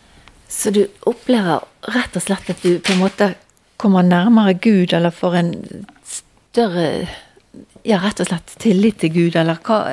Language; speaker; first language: Norwegian; native; Norwegian